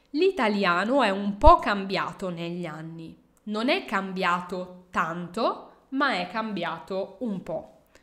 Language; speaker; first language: Italian; native; Italian